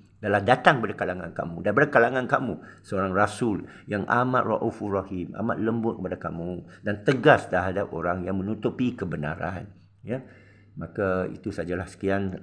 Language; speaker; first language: Malay; non-native, local second language; Min Nan Chinese